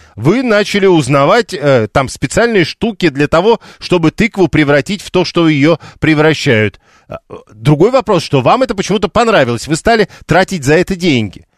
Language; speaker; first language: Russian; native; Russian